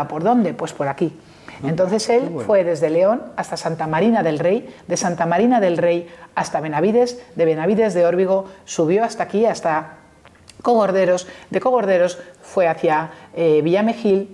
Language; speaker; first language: Spanish; native; Spanish